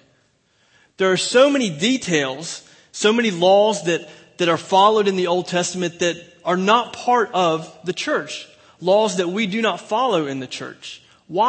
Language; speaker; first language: English; native; English